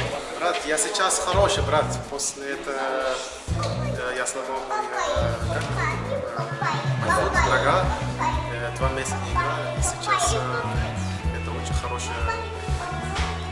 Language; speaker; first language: Russian; non-native, learner; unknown